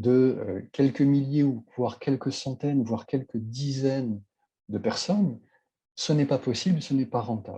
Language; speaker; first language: French; native; French